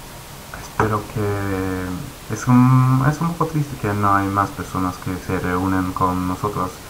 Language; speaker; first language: Spanish; non-native, fluent; Swedish